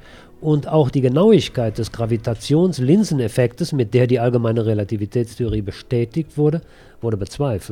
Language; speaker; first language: German; native; German